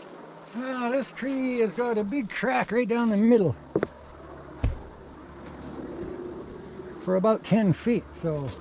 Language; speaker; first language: English; native; English